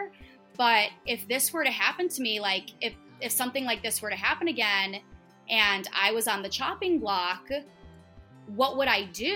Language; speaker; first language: English; native; English